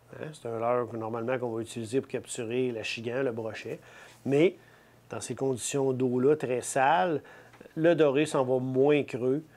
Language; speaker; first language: French; native; French